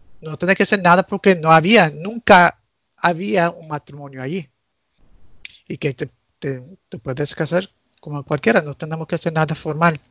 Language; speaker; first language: Spanish; early bilingual, heritage; Spanish